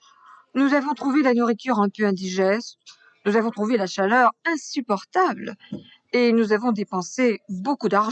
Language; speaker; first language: French; native; French